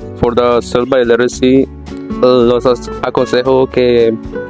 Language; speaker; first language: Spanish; non-native, learner; English